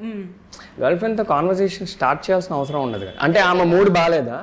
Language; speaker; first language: Telugu; native; Telugu